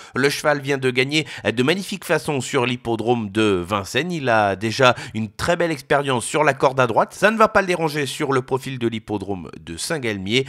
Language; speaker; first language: French; native; French